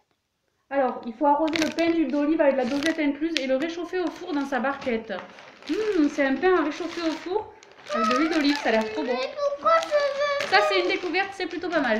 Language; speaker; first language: French; native; French